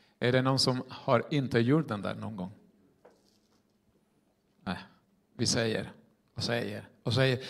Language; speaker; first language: Swedish; non-native, fluent; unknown